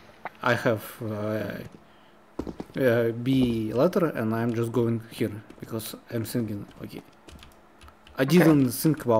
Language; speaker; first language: English; non-native, learner; Russian